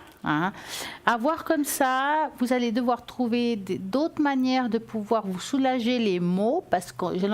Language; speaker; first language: French; native; French